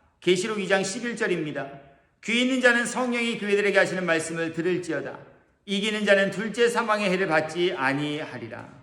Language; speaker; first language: Korean; native; Korean